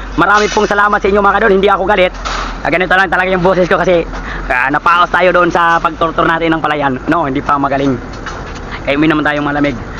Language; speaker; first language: Filipino; non-native, local second language; Cebuano